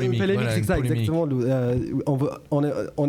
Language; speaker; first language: French; non-native, learner; English